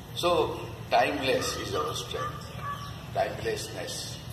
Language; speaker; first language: English; non-native, local second language; Marathi